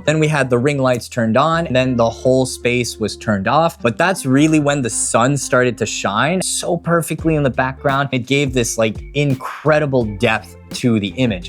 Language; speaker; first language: English; native; English